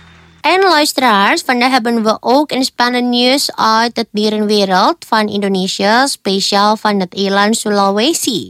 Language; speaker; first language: Dutch; non-native, fluent; Indonesian